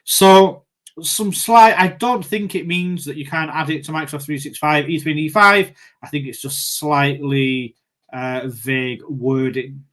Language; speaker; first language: English; native; English